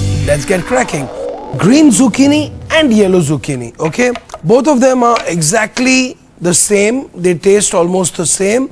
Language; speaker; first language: English; non-native, local second language; Hindi